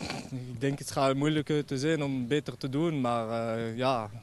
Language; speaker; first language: Dutch; non-native, learner; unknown